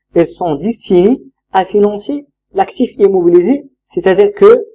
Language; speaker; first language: French; non-native, local second language; Arabic